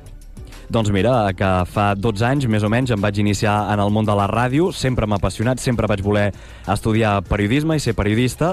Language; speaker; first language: Catalan; native; Catalan